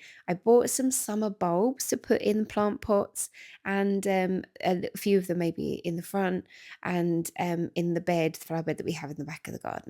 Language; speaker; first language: English; native; English